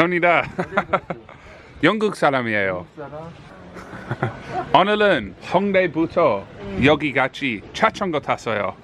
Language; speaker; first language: Korean; non-native, learner; English